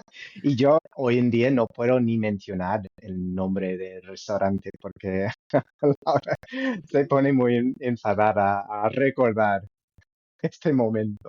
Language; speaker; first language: Spanish; non-native, fluent; English